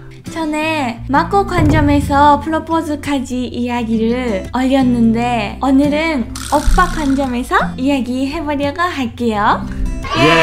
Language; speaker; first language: Korean; non-native, fluent; Japanese